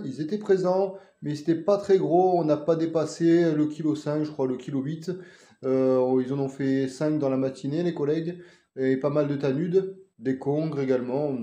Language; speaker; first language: French; native; French